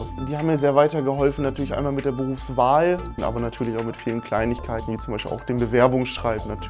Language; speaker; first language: German; native; German